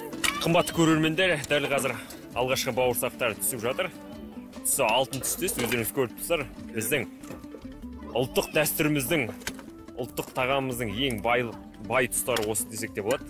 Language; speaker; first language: Kazakh; native; Kazakh